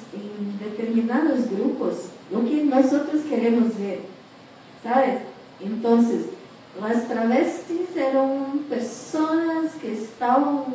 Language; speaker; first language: Spanish; non-native, fluent; Portuguese